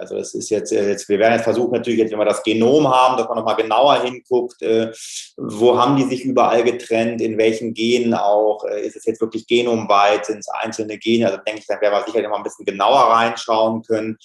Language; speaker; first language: German; native; German